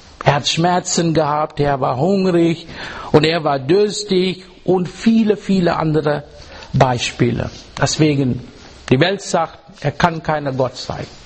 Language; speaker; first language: German; non-native, learner; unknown